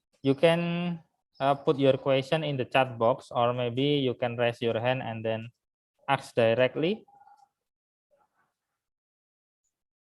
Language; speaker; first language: English; non-native, fluent; Indonesian